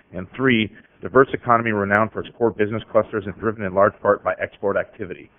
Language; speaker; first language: English; native; English